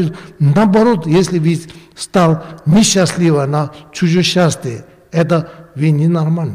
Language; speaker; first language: Russian; non-native, learner; Tibetan